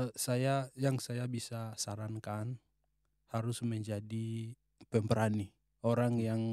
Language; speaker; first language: Indonesian; non-native, fluent; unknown